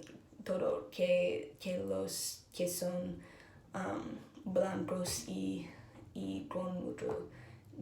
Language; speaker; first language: Spanish; non-native, learner; English